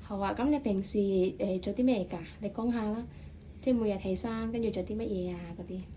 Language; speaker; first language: Cantonese; native; Cantonese